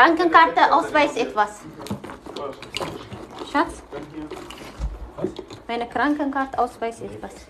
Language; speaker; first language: German; non-native, learner; Amharic